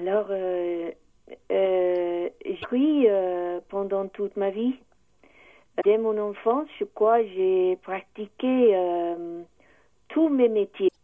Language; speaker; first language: French; non-native, learner; English